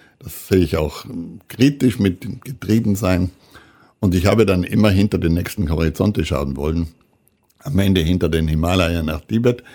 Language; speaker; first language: German; native; German